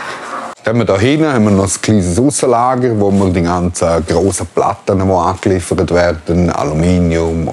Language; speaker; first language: German; native; German